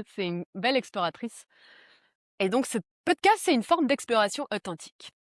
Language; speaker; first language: French; early bilingual, other home language; Portuguese